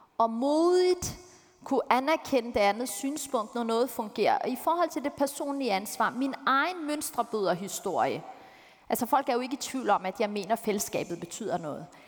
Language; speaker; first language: Danish; early bilingual, other home language; Turkish